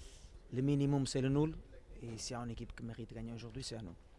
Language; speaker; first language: French; non-native, learner; Portuguese